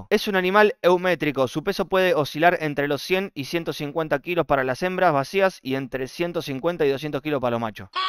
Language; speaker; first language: Spanish; native; Spanish